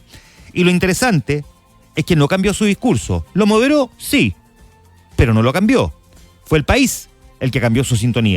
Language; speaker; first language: Spanish; native; Spanish